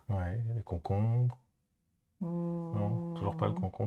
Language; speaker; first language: French; native; French